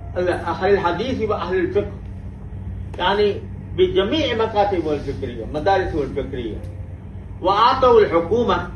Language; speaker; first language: Arabic; non-native, fluent; Urdu